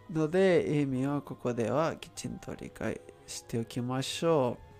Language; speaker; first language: Japanese; non-native, learner; Spanish